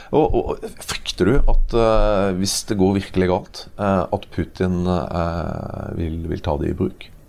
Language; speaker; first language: Norwegian; native; Norwegian